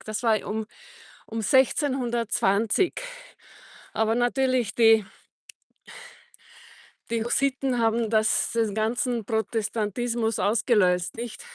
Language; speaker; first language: German; non-native, fluent; Czech